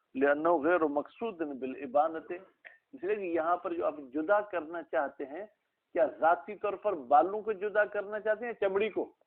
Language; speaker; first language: Urdu; non-native, local second language; Sindhi